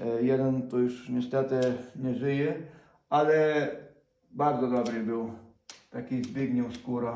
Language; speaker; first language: Polish; non-native, fluent; Ukrainian